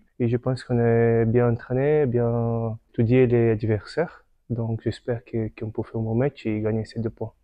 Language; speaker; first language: French; non-native, fluent; Portuguese